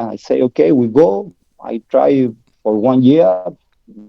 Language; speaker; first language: English; non-native, learner; Spanish